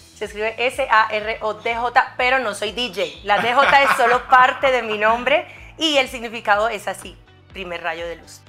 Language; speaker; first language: Spanish; non-native, fluent; Haitian Creole